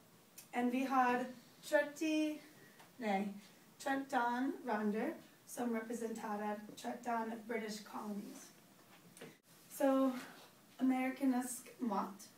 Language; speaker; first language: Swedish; non-native, learner; English